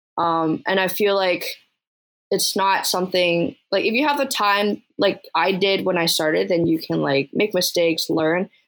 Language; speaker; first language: English; early bilingual, other home language; Chinese